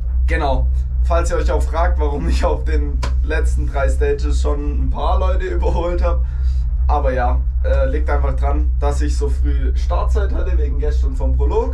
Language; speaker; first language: German; native; German